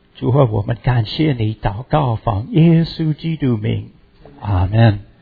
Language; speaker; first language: Chinese; early bilingual, heritage; Chinese